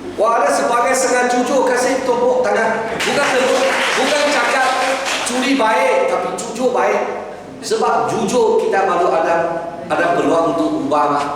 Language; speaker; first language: Malay; non-native, local second language; Chinese